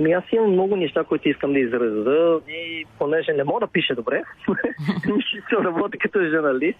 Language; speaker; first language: Bulgarian; early bilingual, heritage; Bulgarian